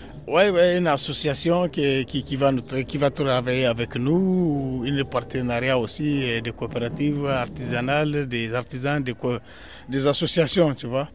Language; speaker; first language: French; non-native, local second language; Tamasheq